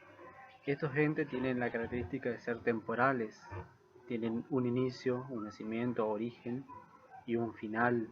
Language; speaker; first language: Spanish; native; Spanish